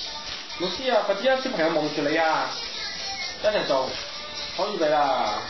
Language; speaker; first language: Cantonese; native; Cantonese